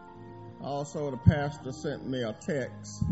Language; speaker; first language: English; native; English